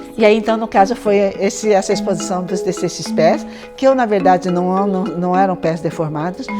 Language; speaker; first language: Portuguese; early bilingual, other home language; Chinese